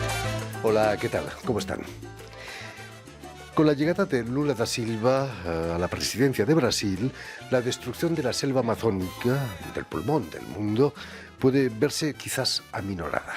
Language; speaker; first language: Spanish; native; Spanish